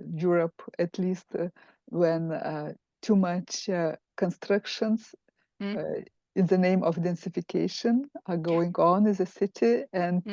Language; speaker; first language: English; non-native, fluent; Lithuanian